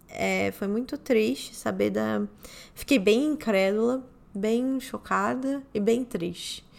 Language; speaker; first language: Portuguese; native; Portuguese